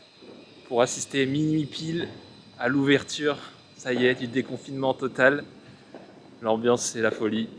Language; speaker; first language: French; native; French